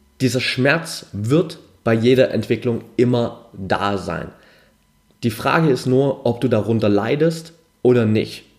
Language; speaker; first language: German; native; German